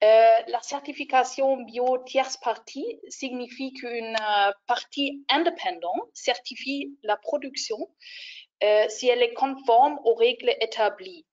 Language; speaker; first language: French; non-native, fluent; German